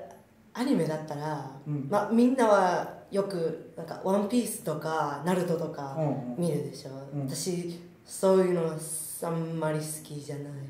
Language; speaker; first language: Japanese; non-native, fluent; Spanish